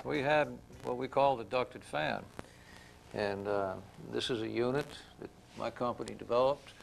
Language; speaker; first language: English; native; English